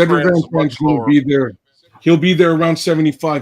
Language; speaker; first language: English; native; English